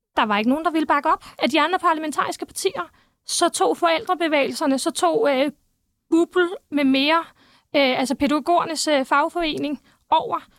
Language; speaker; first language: Danish; early bilingual, other home language; Turkish